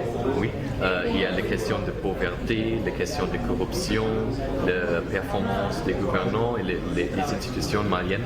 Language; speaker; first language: French; non-native, learner; German